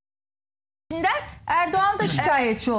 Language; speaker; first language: Turkish; native; Turkish